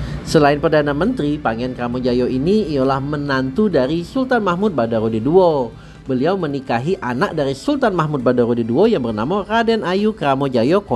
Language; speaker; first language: Indonesian; native; Indonesian